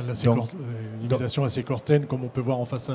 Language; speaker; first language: French; native; French